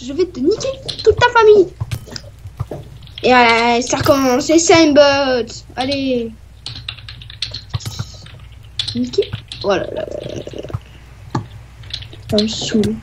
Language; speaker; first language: French; native; French